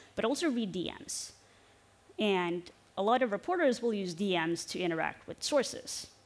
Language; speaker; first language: English; non-native, fluent; Norwegian